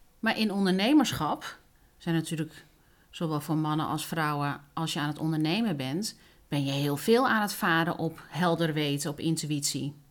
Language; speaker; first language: Dutch; early bilingual, other home language; Spanish